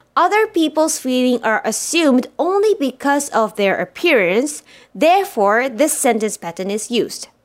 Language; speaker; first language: English; non-native, fluent; Japanese